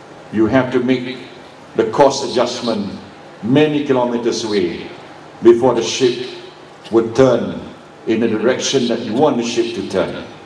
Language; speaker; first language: English; non-native, local second language; Malay